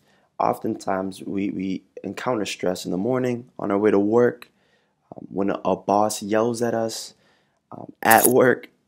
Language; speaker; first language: English; native; English